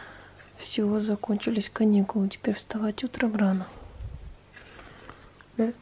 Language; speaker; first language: Russian; native; Russian